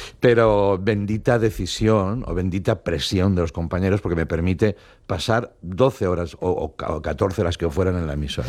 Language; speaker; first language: Spanish; non-native, local second language; Catalan